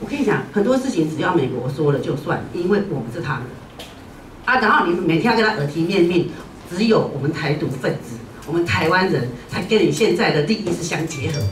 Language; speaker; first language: Chinese; non-native, local second language; Min Nan Chinese